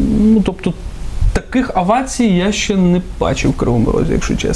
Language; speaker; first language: Ukrainian; non-native, local second language; Russian